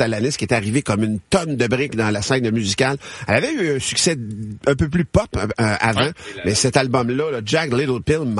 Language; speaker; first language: French; native; French